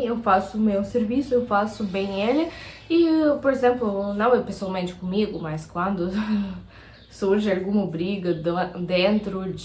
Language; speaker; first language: Portuguese; non-native, fluent; Russian